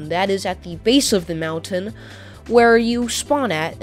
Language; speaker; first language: English; native; English